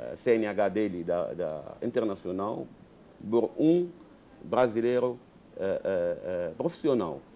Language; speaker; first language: Portuguese; non-native, fluent; Arabic